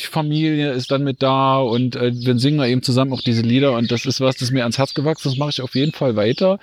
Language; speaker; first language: German; native; German